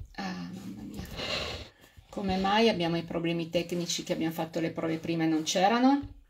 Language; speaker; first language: Italian; native; Italian